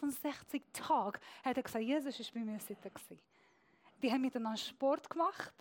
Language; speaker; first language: German; non-native, fluent; Persian